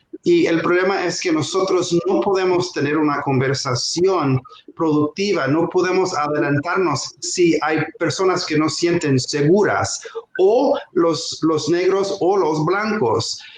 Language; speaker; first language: Spanish; non-native, fluent; English